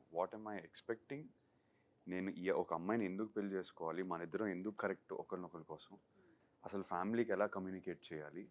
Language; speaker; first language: Telugu; native; Telugu